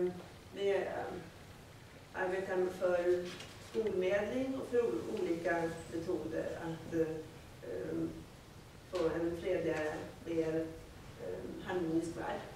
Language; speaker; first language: Swedish; native; Swedish